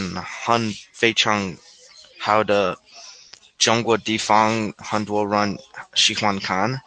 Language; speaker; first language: Chinese; non-native, learner; English